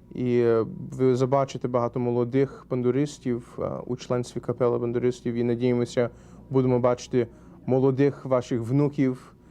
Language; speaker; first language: Ukrainian; early bilingual, heritage; Ukrainian